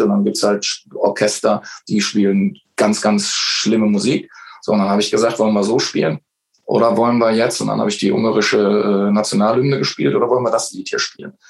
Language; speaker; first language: German; native; German